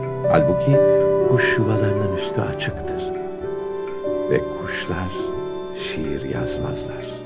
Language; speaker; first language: Turkish; native; Turkish